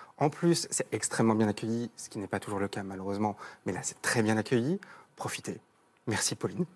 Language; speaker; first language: French; native; French